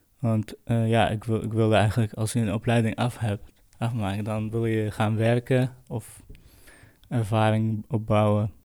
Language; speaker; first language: Dutch; non-native, fluent; Kurdish